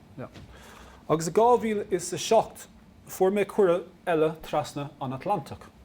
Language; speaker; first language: Irish; non-native, local second language; English